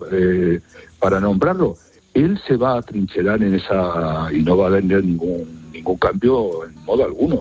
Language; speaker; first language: Spanish; native; Spanish